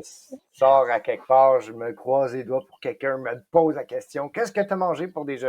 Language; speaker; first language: French; native; French